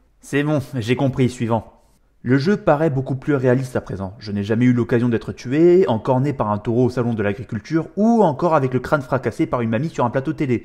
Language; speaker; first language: French; native; French